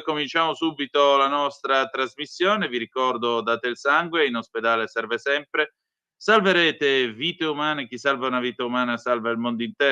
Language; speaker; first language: Italian; native; Italian